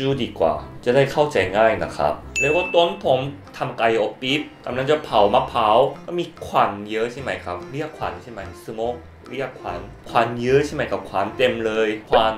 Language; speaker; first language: Thai; non-native, fluent; Korean